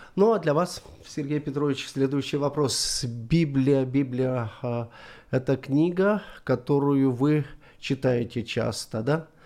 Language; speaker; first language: Russian; native; Russian